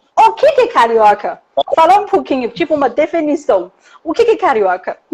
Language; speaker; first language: Portuguese; non-native, learner; Chinese